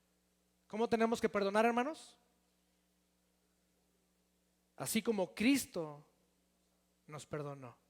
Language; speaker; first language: Spanish; native; Spanish